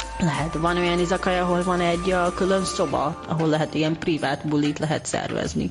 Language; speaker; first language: Hungarian; non-native, learner; Japanese